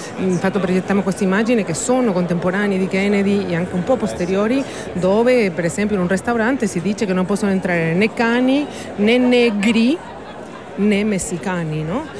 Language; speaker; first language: Italian; non-native, fluent; Spanish